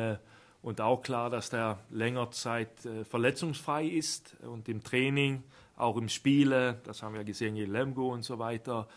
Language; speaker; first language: German; non-native, fluent; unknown